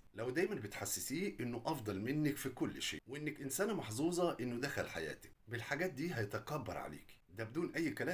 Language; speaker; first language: Arabic; native; Arabic